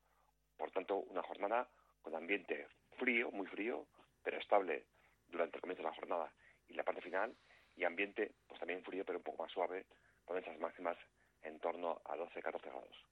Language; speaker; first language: Spanish; native; Spanish